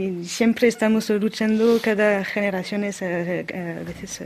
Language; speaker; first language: Spanish; non-native, learner; French